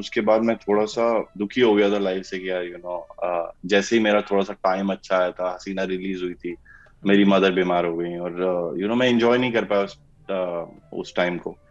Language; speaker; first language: Hindi; native; Hindi